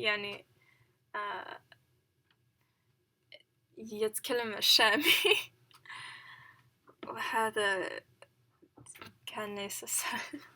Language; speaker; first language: Arabic; non-native, learner; English